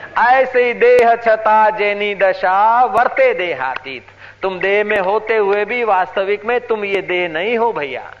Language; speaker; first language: Hindi; non-native, local second language; Sindhi